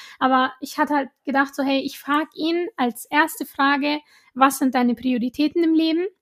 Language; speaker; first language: German; early bilingual, other home language; Arabic